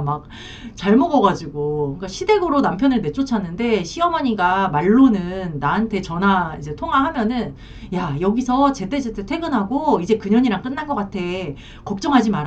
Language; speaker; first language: Korean; native; Korean